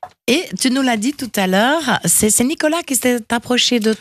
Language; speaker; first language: French; native; French